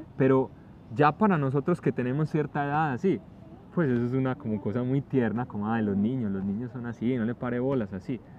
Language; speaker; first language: Spanish; native; Spanish